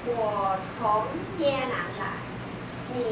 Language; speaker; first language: Chinese; non-native, learner; Vietnamese